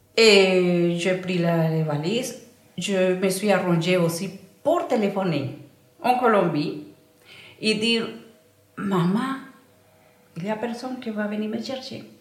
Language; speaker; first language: French; non-native, learner; Spanish